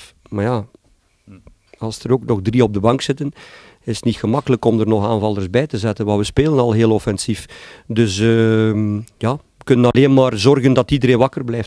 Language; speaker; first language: Dutch; native; Dutch